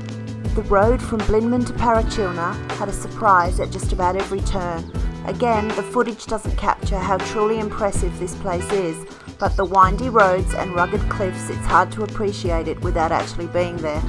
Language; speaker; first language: English; native; English